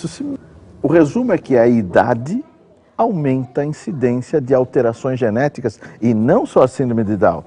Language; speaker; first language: Portuguese; native; Portuguese